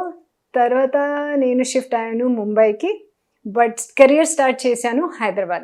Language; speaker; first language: Telugu; non-native, learner; Hindi